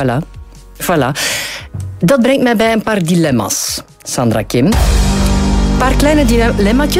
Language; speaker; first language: Dutch; native; Dutch